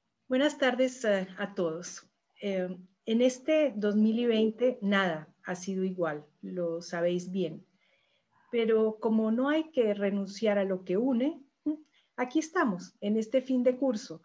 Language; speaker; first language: Spanish; native; Spanish